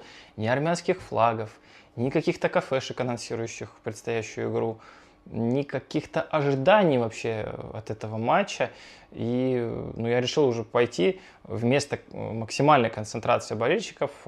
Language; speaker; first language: Russian; native; Russian